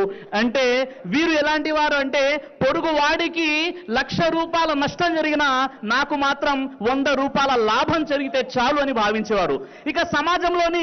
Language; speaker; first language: Telugu; native; Telugu